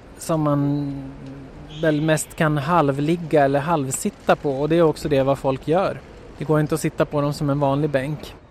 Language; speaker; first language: Swedish; native; Swedish